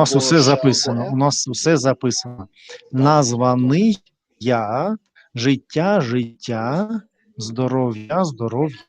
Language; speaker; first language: Ukrainian; non-native, learner; Russian